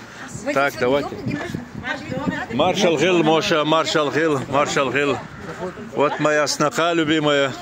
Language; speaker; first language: Russian; non-native, local second language; Chechen